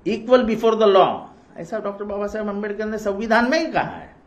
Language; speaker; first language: Hindi; non-native, local second language; Marathi